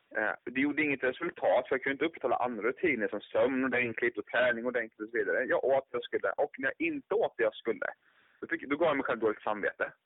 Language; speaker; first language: Swedish; native; Swedish